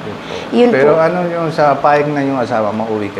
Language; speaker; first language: Filipino; non-native, learner; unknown